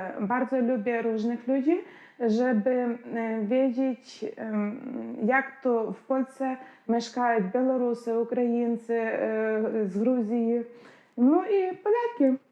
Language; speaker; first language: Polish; non-native, learner; Ukrainian